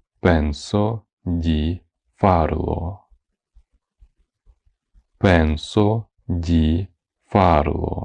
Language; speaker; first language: Italian; non-native, fluent; Ukrainian